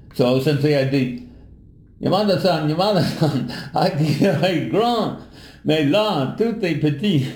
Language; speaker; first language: French; non-native, learner; English